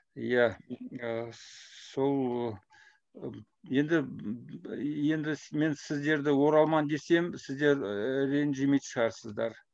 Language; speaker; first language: Kazakh; non-native, local second language; Russian